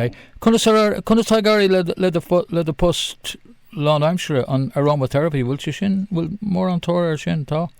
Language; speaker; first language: Irish; non-native, local second language; English